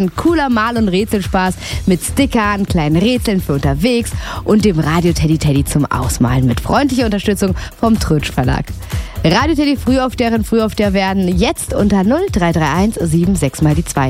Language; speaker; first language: German; native; German